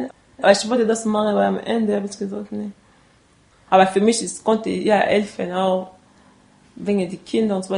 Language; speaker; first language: German; non-native, learner; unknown